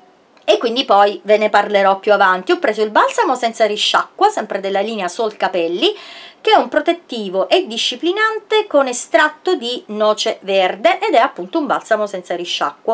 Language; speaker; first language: Italian; native; Italian